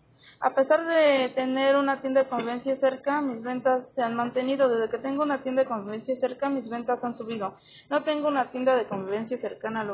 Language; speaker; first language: Spanish; native; Spanish